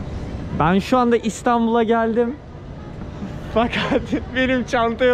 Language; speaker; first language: Turkish; native; Turkish